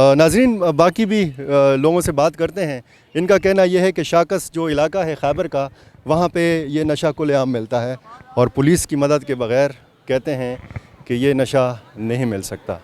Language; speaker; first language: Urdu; non-native, local second language; Pashto